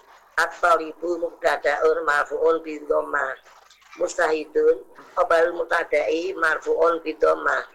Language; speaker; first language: Arabic; non-native, learner; Indonesian